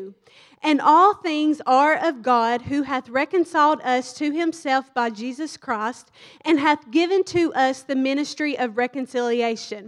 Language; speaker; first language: English; native; English